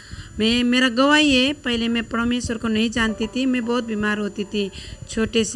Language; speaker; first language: Hindi; non-native, local second language; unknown